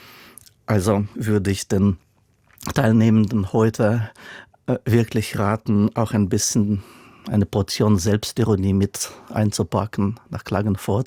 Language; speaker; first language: German; non-native, fluent; Russian